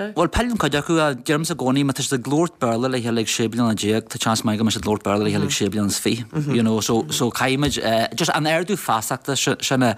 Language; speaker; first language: Irish; native; Irish